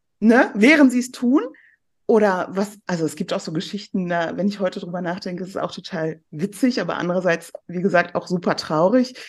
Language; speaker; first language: German; early bilingual, other home language; Persian